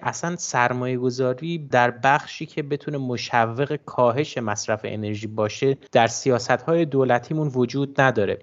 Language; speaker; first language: Persian; native; Persian